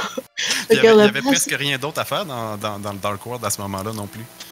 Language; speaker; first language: French; native; French